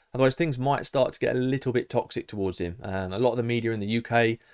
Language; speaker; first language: English; native; English